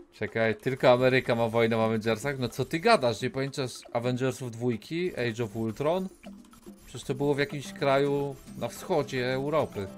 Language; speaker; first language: Polish; native; Polish